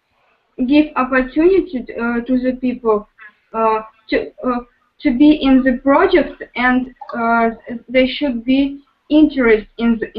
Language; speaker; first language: English; non-native, learner; Russian